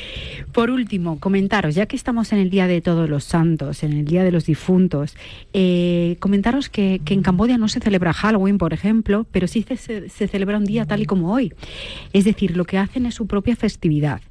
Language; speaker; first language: Spanish; native; Spanish